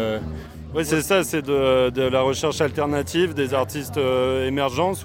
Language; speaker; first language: French; native; French